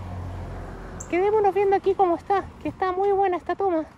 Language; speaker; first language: Spanish; native; Spanish